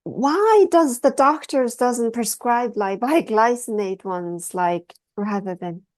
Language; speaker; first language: English; non-native, fluent; Mongolian